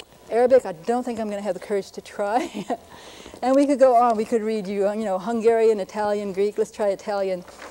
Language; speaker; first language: English; native; English